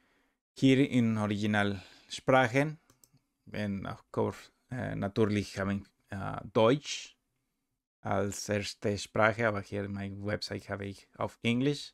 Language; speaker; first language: German; non-native, learner; Spanish